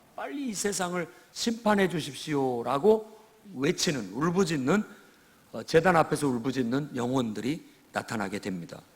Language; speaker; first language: Korean; native; Korean